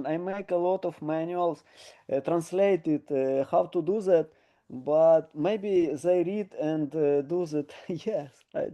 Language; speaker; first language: English; non-native, learner; Ukrainian